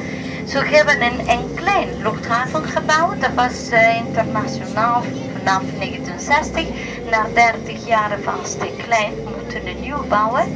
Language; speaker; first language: Dutch; non-native, learner; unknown